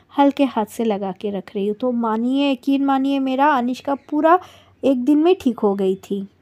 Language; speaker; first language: Hindi; non-native, local second language; Bangla